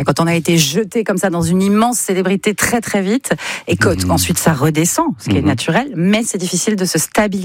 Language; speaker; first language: French; native; French